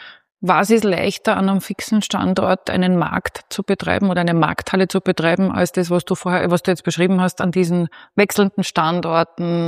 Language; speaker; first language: German; native; German